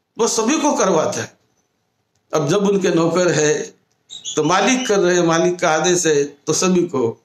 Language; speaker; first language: Hindi; non-native, local second language; Marathi